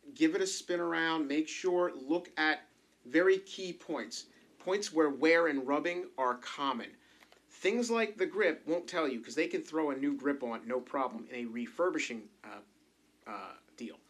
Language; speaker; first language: English; native; English